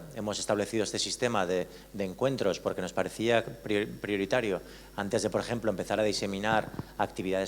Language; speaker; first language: Spanish; native; Spanish